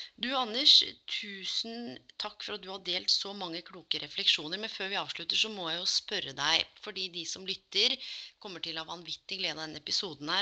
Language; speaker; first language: Norwegian; native; Norwegian